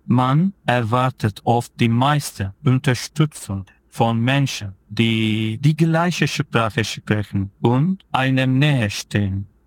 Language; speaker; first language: German; non-native, fluent; Turkish